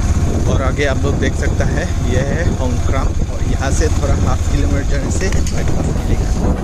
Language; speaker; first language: Hindi; non-native, local second language; Karbi